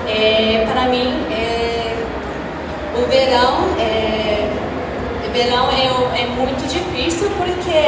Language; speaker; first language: Portuguese; non-native, fluent; Japanese